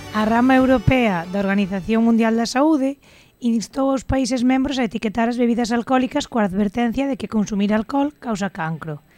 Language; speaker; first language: Galician; native; Galician